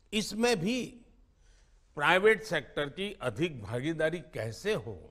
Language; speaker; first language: Hindi; non-native, local second language; Gujarati